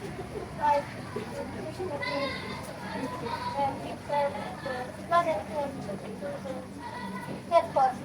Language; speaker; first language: English; non-native, learner; Indonesian